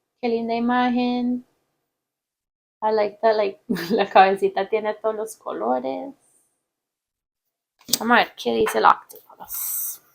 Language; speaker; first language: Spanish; early bilingual, heritage; Spanish